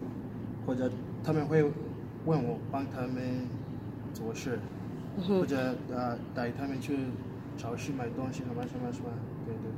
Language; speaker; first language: Chinese; non-native, fluent; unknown